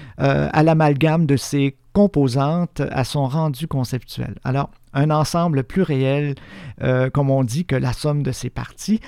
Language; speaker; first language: French; native; French